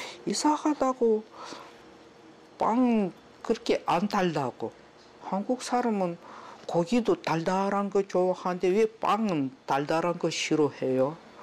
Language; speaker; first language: Korean; non-native, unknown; Russian